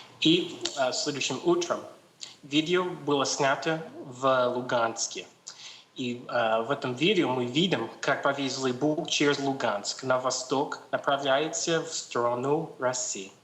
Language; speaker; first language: Russian; non-native, learner; English